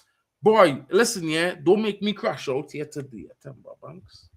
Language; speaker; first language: English; native; English